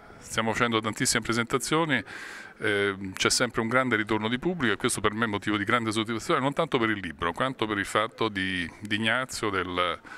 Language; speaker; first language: Italian; native; Italian